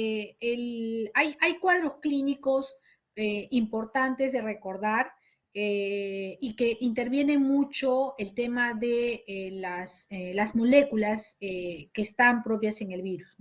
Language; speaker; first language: Spanish; native; Spanish